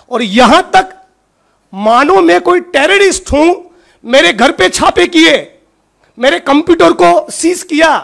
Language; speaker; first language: Hindi; non-native, local second language; Gujarati